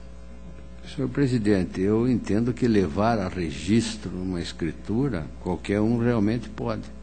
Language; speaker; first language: Portuguese; native; Portuguese